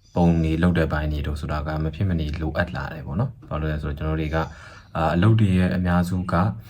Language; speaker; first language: Burmese; native; Burmese